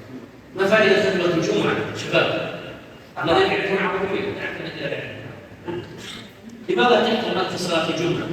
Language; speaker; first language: Arabic; native; Arabic